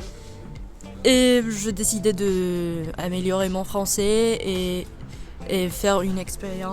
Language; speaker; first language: French; non-native, learner; Spanish